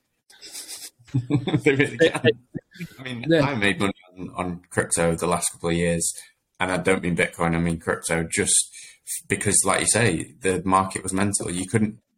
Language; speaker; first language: English; native; English